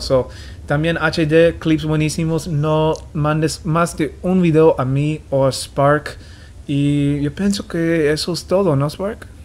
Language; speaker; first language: Spanish; non-native, learner; English